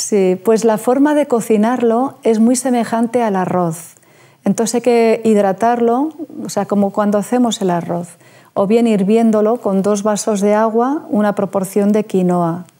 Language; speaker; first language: Spanish; native; Spanish